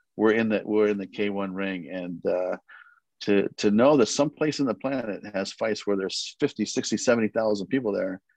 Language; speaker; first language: English; early bilingual, other home language; Korean